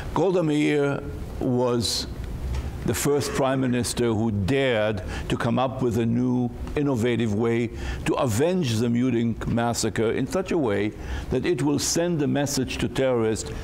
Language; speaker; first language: English; non-native, fluent; Hebrew